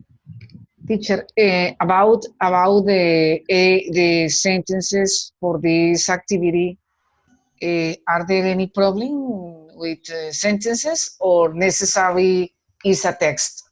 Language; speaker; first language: English; non-native, learner; Spanish